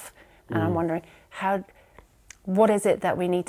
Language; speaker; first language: English; native; English